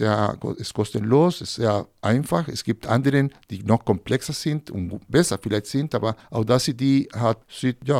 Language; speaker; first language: German; non-native, fluent; Spanish